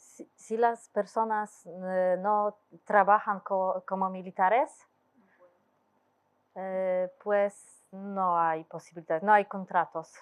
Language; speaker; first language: Spanish; non-native, learner; Polish